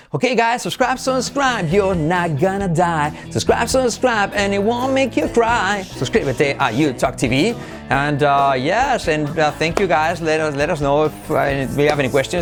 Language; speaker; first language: English; non-native, fluent; Spanish